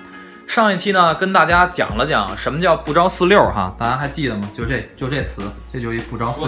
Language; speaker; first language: Chinese; native; Chinese